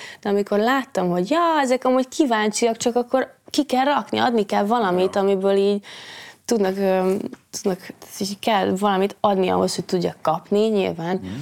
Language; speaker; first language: Hungarian; native; Hungarian